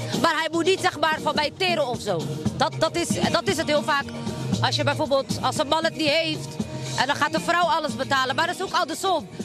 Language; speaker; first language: Dutch; early bilingual, other home language; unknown